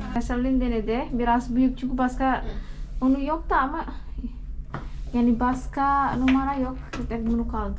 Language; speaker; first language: Turkish; non-native, learner; Indonesian